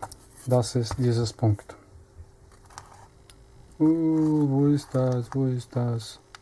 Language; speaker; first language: German; non-native, learner; Polish